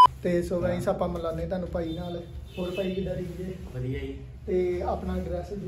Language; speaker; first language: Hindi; non-native, local second language; Punjabi